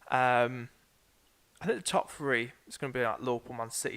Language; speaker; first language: English; native; English